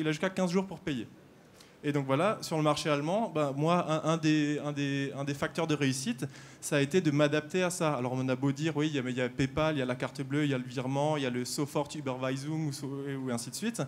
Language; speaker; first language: French; native; French